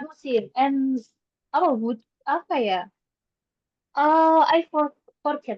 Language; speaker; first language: English; non-native, learner; Indonesian